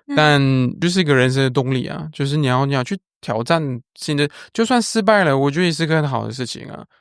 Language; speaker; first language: Chinese; non-native, fluent; French